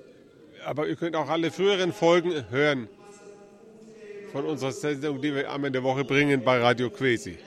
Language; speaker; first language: German; early bilingual, heritage; German